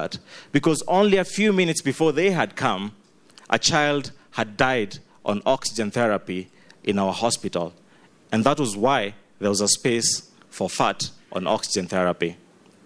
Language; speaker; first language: English; non-native, local second language; Ganda